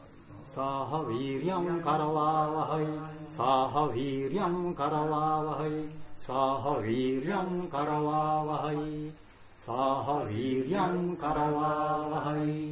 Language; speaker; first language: Japanese; non-native, learner; Bangla